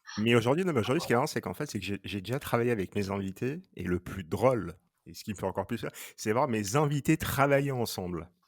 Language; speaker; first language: French; native; French